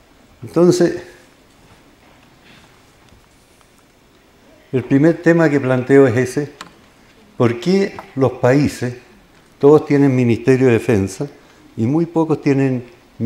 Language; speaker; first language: Spanish; native; Spanish